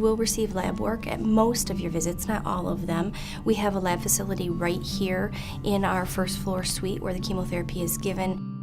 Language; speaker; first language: English; native; English